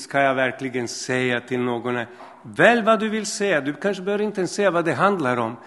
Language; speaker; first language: Swedish; non-native, fluent; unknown